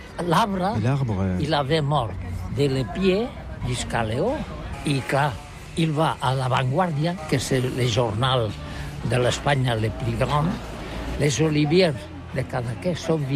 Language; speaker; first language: French; non-native, learner; Catalan